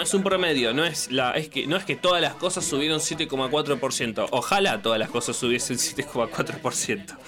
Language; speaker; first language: Spanish; native; Spanish